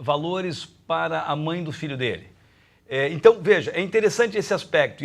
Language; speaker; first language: Portuguese; native; Portuguese